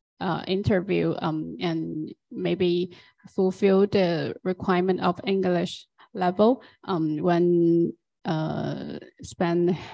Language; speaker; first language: English; non-native, fluent; Chinese